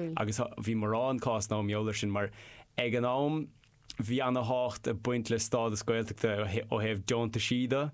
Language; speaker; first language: Irish; non-native, local second language; English